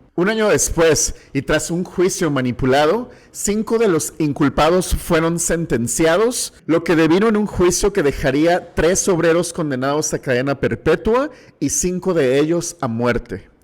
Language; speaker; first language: Spanish; native; Spanish